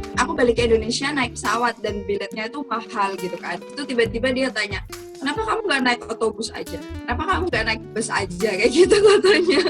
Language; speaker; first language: Indonesian; native; Indonesian